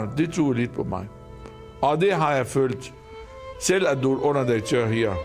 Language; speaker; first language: Danish; non-native, fluent; Arabic